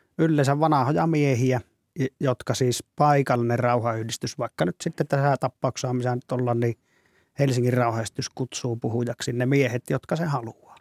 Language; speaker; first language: Finnish; native; Finnish